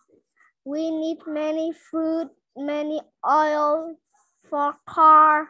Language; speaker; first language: English; non-native, learner; Vietnamese